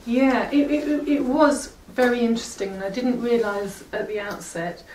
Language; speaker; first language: English; native; English